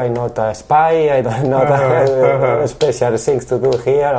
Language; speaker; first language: English; non-native, learner; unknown